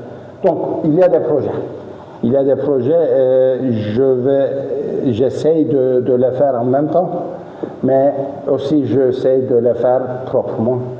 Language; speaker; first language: French; non-native, fluent; Turkish